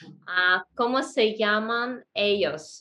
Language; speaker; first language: Spanish; non-native, learner; Russian